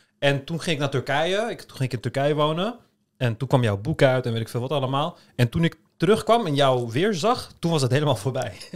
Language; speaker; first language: Dutch; early bilingual, other home language; Turkish